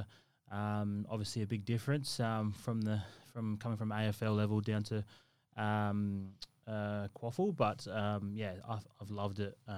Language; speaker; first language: English; native; English